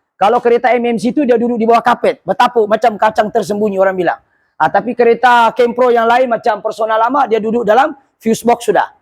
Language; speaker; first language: Malay; non-native, local second language; Buginese